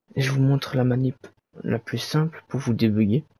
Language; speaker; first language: French; native; French